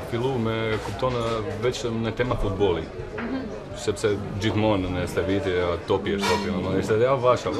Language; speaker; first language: Albanian; non-native, fluent; Croatian